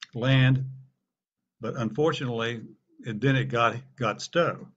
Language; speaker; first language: English; native; English